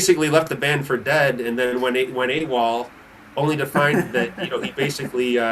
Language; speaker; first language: English; native; English